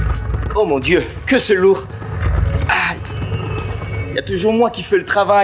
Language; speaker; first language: French; non-native, fluent; Spanish